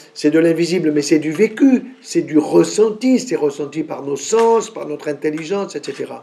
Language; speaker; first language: French; native; French